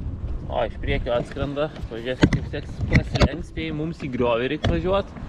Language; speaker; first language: Lithuanian; native; Lithuanian